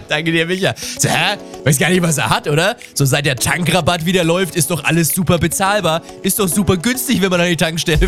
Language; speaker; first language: German; native; German